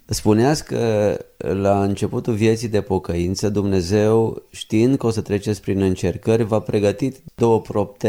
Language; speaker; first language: Romanian; native; Romanian